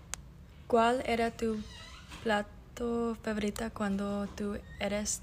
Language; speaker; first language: Spanish; non-native, learner; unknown